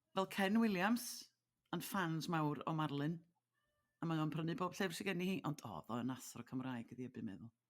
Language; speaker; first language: Welsh; native; Welsh